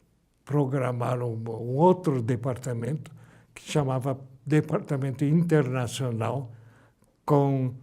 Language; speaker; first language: Portuguese; early bilingual, other home language; Japanese